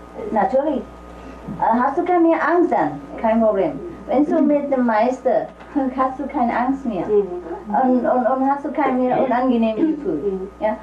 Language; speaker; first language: German; non-native, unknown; Vietnamese